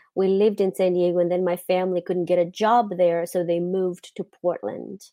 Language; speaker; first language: English; non-native, fluent; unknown